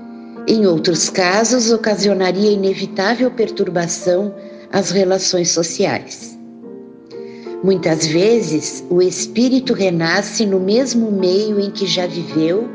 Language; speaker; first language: Portuguese; native; Portuguese